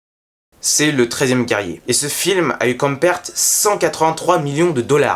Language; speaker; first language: French; native; French